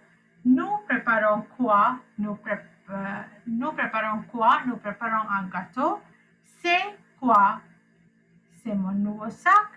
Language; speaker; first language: French; non-native, fluent; Sinhala